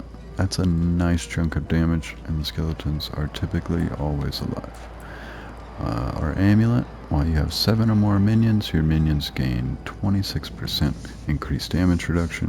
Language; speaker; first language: English; native; English